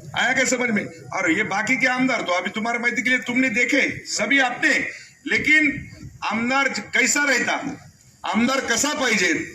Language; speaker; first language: Hindi; non-native, local second language; Marathi